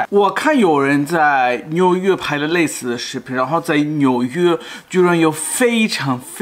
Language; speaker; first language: Chinese; non-native, fluent; German